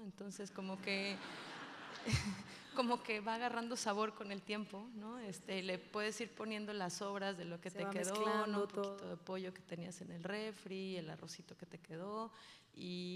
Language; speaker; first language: Spanish; native; Spanish